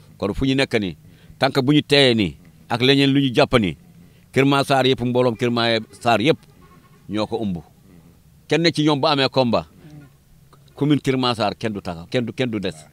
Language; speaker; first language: Wolof; non-native, local second language; Fula